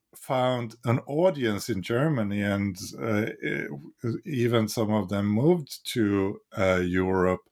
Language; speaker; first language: English; non-native, fluent; Swedish